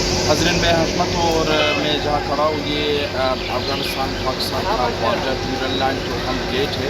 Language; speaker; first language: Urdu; non-native, fluent; Pashto